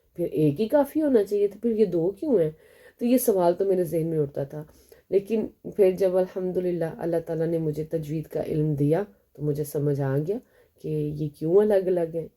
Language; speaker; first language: Urdu; native; Urdu